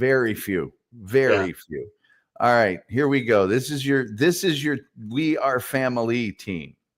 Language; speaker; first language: English; native; English